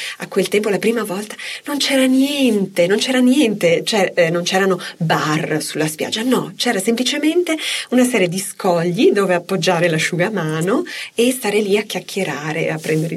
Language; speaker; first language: Italian; native; Italian